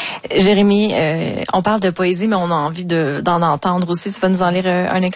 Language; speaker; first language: French; native; French